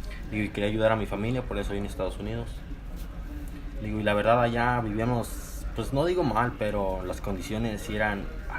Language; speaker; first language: Spanish; native; Spanish